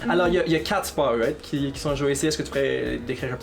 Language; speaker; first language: French; native; French